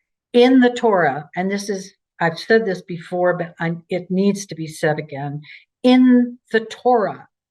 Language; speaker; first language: English; native; English